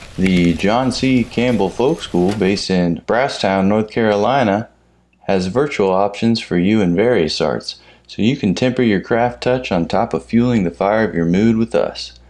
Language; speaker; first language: English; native; English